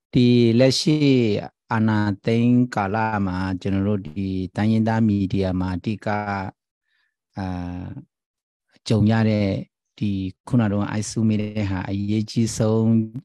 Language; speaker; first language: Burmese; non-native, local second language; Shan